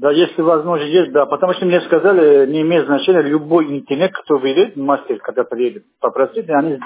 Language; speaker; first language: Russian; non-native, fluent; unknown